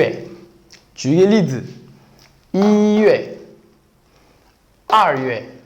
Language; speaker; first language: Chinese; non-native, fluent; Bambara